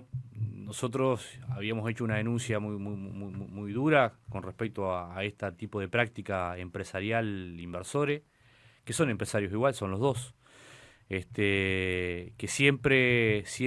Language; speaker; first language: Spanish; native; Spanish